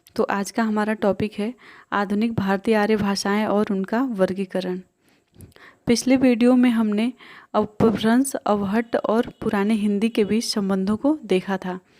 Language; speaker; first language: Hindi; native; Hindi